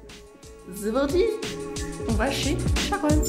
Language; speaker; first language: French; native; French